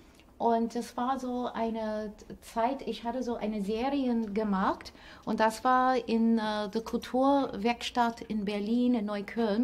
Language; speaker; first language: German; non-native, fluent; English